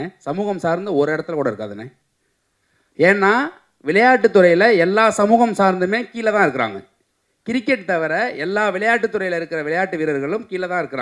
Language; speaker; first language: Tamil; native; Tamil